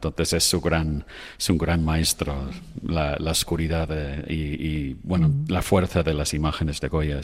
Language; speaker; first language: Spanish; non-native, fluent; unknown